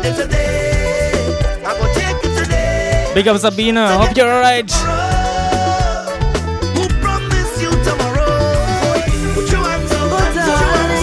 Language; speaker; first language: English; non-native, fluent; German